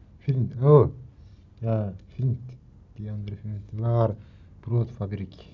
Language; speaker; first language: Dutch; non-native, learner; Turkish